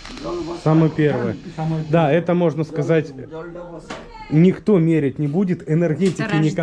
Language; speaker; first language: Russian; native; Russian